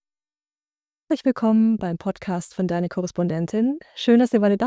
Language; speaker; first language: German; native; German